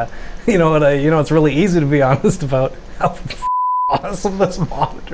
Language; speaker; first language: English; native; English